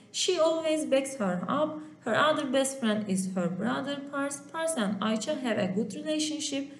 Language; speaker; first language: English; non-native, fluent; Turkish